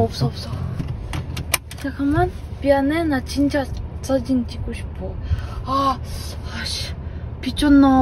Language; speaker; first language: Korean; non-native, learner; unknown